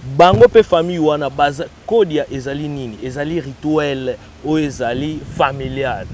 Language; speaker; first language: Lingala; non-native, local second language; Kongo